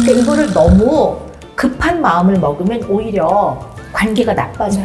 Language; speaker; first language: Korean; native; Korean